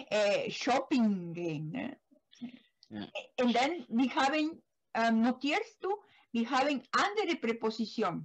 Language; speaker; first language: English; non-native, learner; Spanish